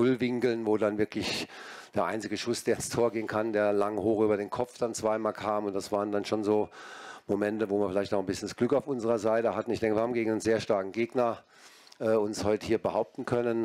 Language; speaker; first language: German; native; German